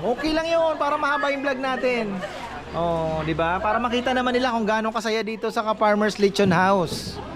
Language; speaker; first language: Filipino; non-native, local second language; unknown